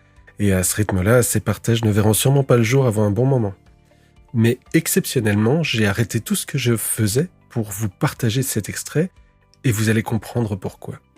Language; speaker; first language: French; native; French